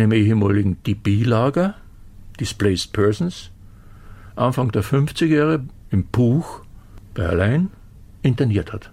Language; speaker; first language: German; native; German